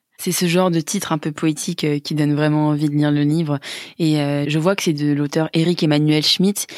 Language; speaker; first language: French; native; French